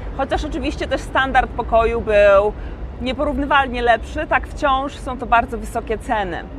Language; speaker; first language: Polish; native; Polish